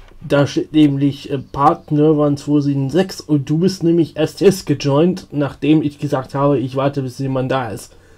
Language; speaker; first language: German; native; German